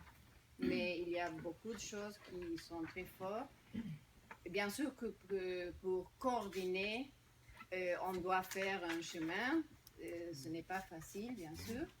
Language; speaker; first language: French; non-native, fluent; Spanish